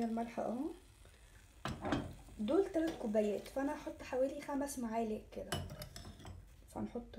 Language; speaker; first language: Arabic; native; Arabic